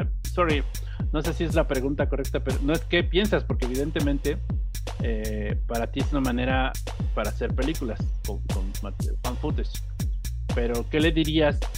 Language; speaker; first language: Spanish; native; Spanish